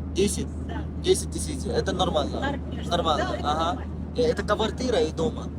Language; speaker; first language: Russian; non-native, learner; Bangla